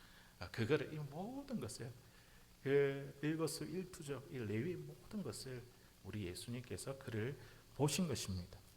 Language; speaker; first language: Korean; native; Korean